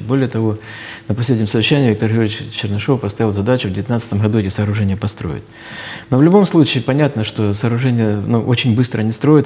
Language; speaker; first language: Russian; native; Russian